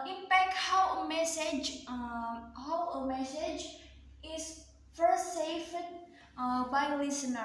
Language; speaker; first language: English; non-native, learner; Indonesian